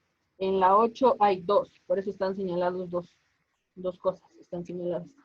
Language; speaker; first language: Spanish; native; Spanish